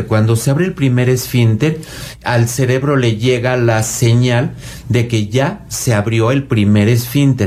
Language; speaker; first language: Spanish; native; Spanish